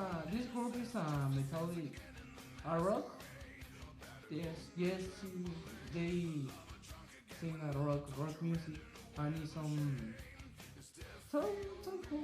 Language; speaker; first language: English; non-native, learner; Spanish